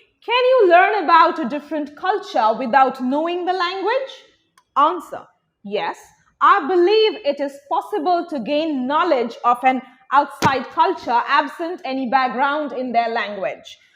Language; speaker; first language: English; non-native, local second language; Bangla